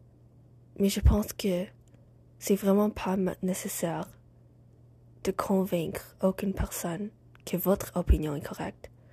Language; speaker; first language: French; non-native, learner; English